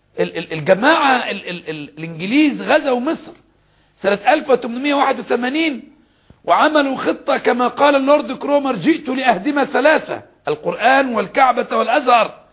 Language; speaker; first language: Arabic; native; Arabic